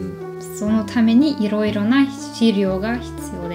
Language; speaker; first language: Japanese; non-native, learner; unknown